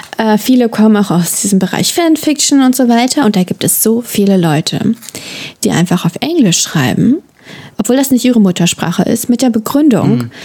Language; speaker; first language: German; native; German